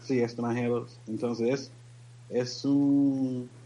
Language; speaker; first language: Spanish; non-native, learner; English